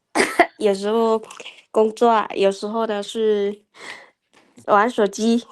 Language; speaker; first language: Chinese; non-native, learner; Lao